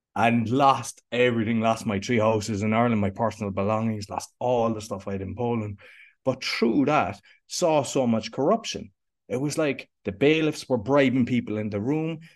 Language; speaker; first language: English; native; English